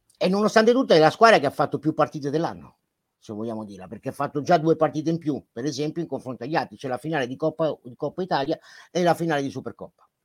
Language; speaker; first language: Italian; native; Italian